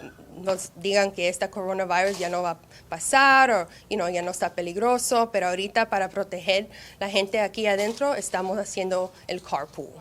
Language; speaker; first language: Spanish; early bilingual, heritage; Spanish